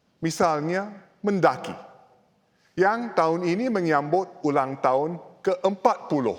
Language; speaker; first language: Malay; non-native, local second language; English